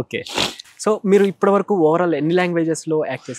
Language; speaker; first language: Telugu; native; Telugu